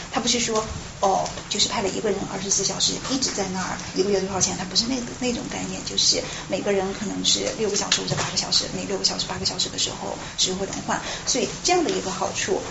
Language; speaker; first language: Chinese; native; Chinese